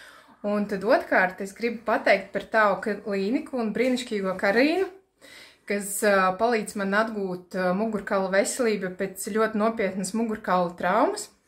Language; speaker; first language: Latvian; non-native, local second language; Russian